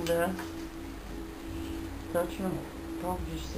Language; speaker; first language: Bulgarian; native; Bulgarian